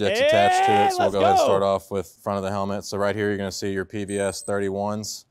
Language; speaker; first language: English; native; English